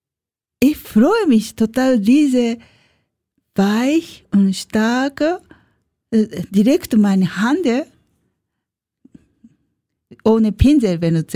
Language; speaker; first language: German; non-native, learner; Japanese